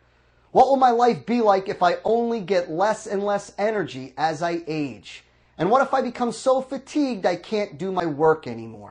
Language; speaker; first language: English; native; English